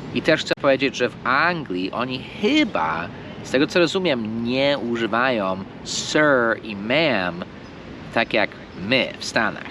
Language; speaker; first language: Polish; non-native, fluent; English